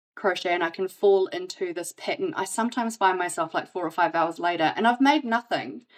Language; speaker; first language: English; native; English